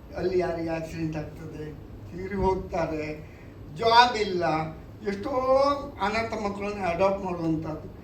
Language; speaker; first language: Kannada; non-native, local second language; Tulu